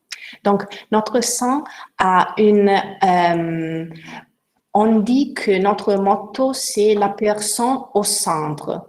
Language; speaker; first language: French; non-native, learner; Italian